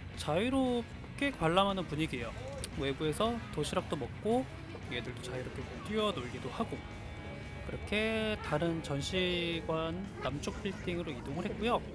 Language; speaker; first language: Korean; native; Korean